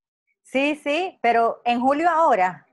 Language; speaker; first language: Spanish; early bilingual, heritage; Spanish